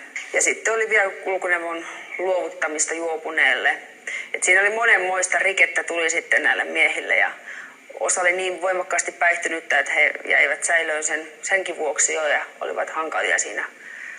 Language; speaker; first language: Finnish; native; Finnish